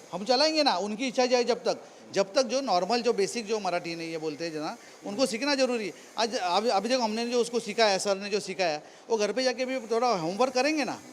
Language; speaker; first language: Hindi; non-native, local second language; Marathi